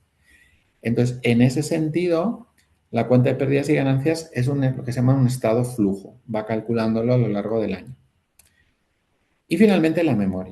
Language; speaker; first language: Spanish; native; Spanish